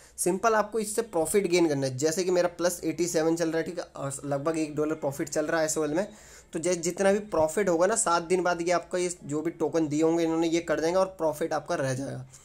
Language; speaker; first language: Hindi; native; Hindi